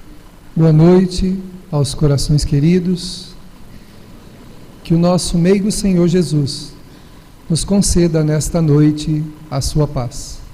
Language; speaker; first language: Portuguese; native; Portuguese